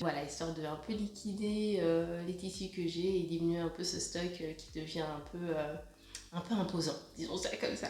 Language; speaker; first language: French; native; French